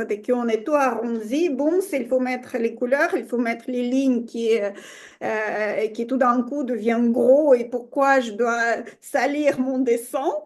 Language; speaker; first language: French; non-native, fluent; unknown